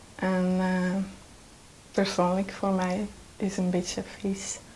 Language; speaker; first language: Dutch; non-native, learner; Estonian